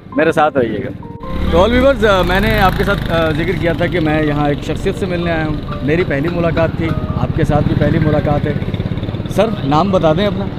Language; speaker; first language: Urdu; native; Urdu